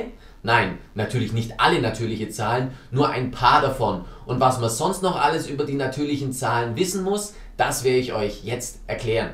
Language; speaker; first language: German; native; German